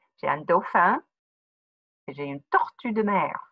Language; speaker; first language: French; non-native, fluent; English